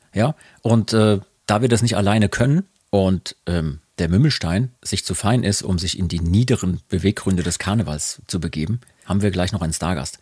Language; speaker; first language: German; native; German